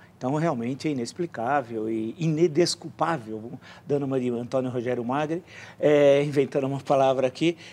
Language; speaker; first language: Portuguese; native; Portuguese